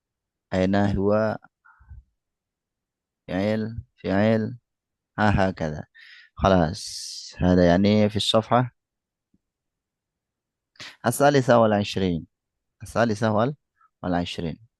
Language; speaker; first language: Arabic; non-native, fluent; Indonesian